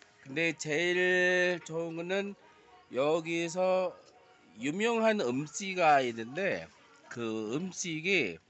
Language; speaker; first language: Korean; non-native, learner; Indonesian